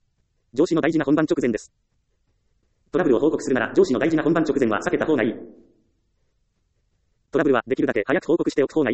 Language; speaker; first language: Japanese; native; Japanese